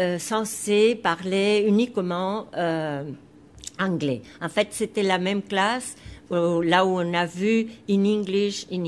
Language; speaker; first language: French; non-native, fluent; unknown